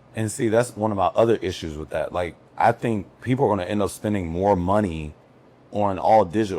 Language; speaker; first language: English; native; English